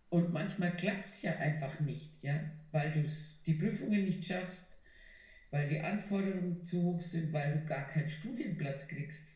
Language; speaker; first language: German; non-native, fluent; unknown